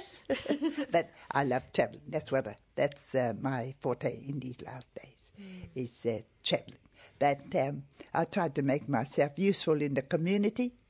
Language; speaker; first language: English; native; English